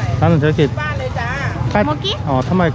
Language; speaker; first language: Thai; non-native, learner; Korean